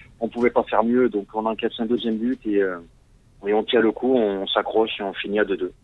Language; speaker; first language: French; non-native, local second language; Arabic